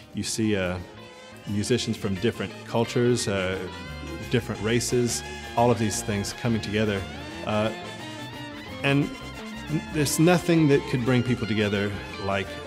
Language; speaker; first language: English; native; English